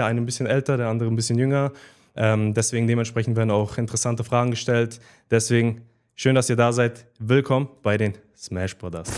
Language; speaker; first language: German; native; German